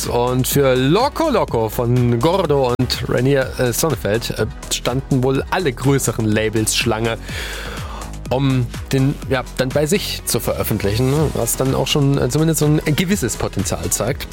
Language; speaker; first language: German; native; German